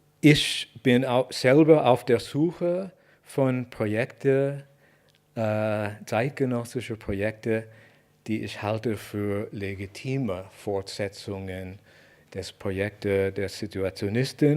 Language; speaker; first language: German; non-native, fluent; English